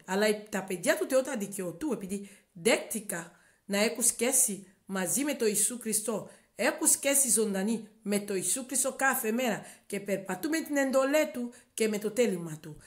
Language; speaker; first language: Greek; non-native, learner; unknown